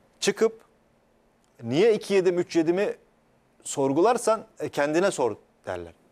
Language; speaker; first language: Turkish; native; Turkish